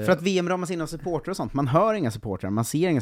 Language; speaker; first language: Swedish; native; Swedish